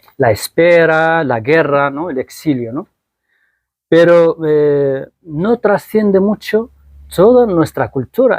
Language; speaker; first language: Spanish; non-native, fluent; Arabic